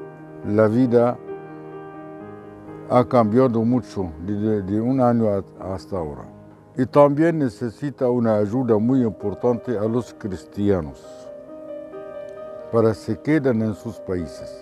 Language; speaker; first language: Spanish; non-native, fluent; Arabic